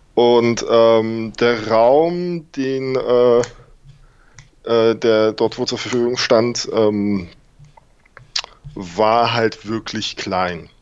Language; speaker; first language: German; native; German